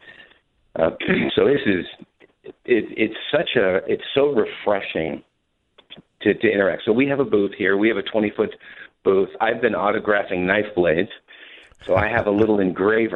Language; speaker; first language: English; native; English